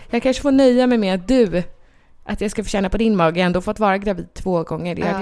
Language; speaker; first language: Swedish; native; Swedish